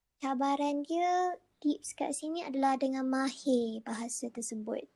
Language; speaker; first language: Malay; native; Malay